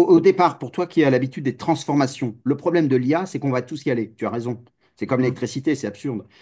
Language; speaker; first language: French; native; French